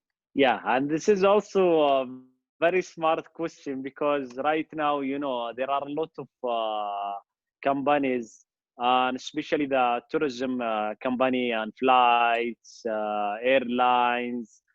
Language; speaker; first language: English; non-native, fluent; Arabic